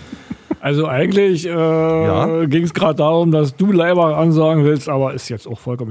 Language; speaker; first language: German; native; German